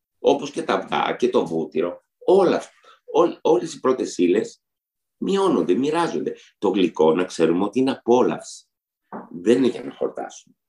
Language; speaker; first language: Greek; early bilingual, heritage; Greek